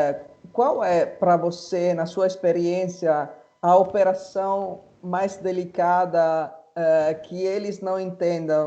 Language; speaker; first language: Portuguese; non-native, fluent; Italian